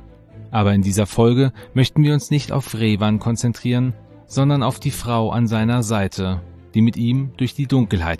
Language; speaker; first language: German; native; German